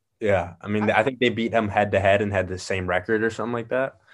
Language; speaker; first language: English; native; English